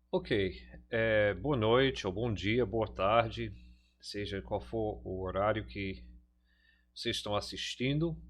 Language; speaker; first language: Portuguese; non-native, fluent; English